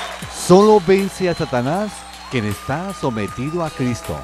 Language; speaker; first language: Spanish; native; Spanish